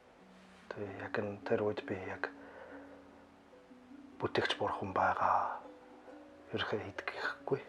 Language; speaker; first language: Mongolian; non-native, learner; German